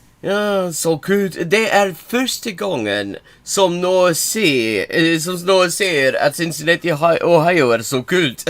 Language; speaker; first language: Swedish; non-native, learner; English